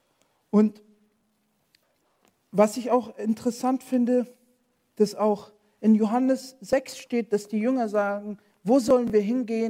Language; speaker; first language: German; non-native, fluent; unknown